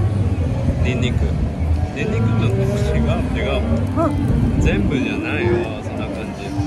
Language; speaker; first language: Japanese; non-native, learner; Chinese